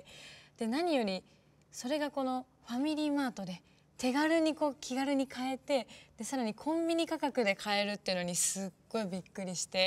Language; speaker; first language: Japanese; native; Japanese